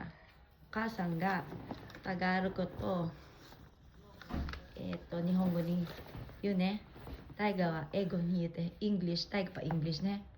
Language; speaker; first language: Japanese; non-native, fluent; Filipino